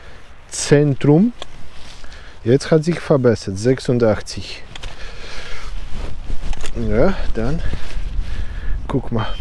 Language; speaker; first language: German; non-native, learner; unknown